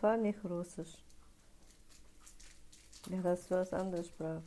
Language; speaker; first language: German; non-native, learner; Russian